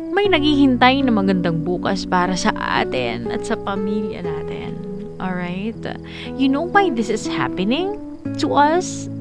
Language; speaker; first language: Filipino; non-native, local second language; Waray